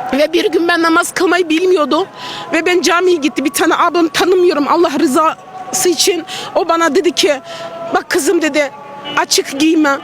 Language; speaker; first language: Turkish; non-native, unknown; Russian